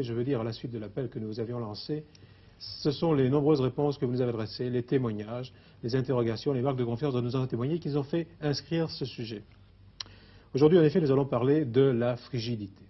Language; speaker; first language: French; native; French